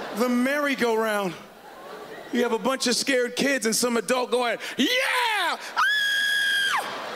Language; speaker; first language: English; native; English